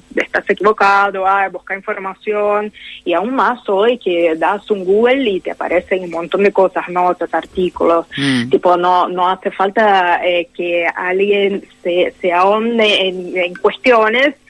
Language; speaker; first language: Spanish; non-native, fluent; Portuguese